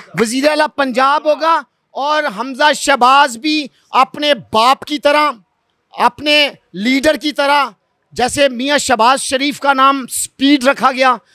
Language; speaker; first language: Urdu; non-native, local second language; Punjabi